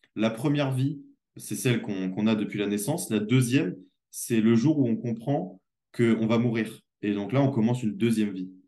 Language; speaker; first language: French; native; French